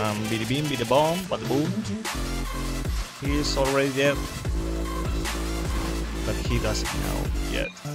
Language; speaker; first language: English; non-native, learner; Spanish